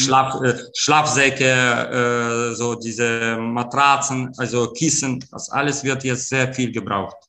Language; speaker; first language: German; non-native, fluent; Ukrainian